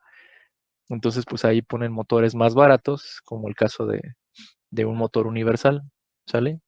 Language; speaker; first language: Spanish; native; Spanish